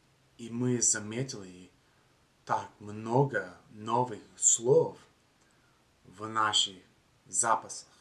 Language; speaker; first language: Russian; non-native, learner; English